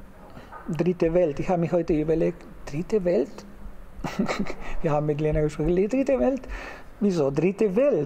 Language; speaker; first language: German; non-native, fluent; Spanish